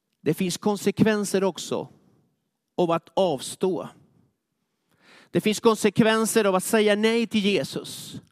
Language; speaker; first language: Swedish; non-native, fluent; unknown